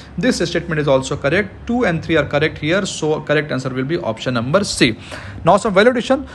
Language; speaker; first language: English; non-native, local second language; Hindi